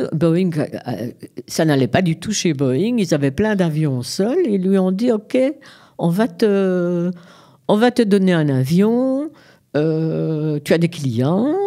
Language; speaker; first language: French; native; French